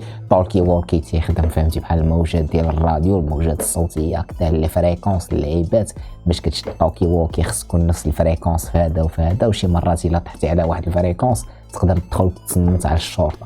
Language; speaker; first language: Arabic; native; Arabic